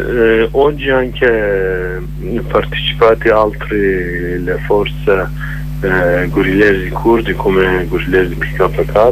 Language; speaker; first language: Italian; non-native, learner; Kurdish